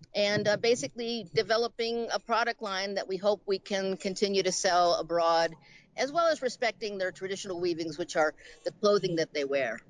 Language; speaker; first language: English; native; English